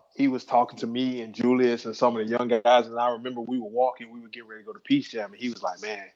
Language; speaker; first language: English; native; English